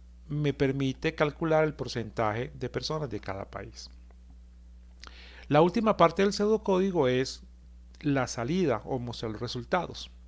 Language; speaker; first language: Spanish; native; Spanish